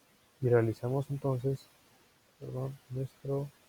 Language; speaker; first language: Spanish; native; Spanish